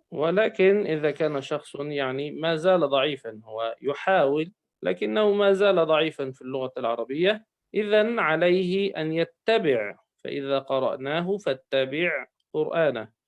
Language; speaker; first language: Arabic; native; Arabic